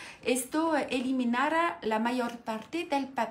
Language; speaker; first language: Spanish; non-native, learner; French